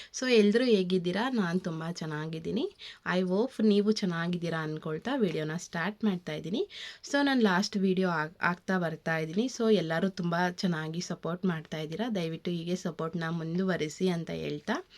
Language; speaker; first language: Kannada; native; Kannada